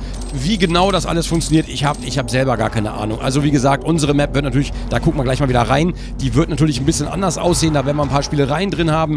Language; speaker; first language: German; native; German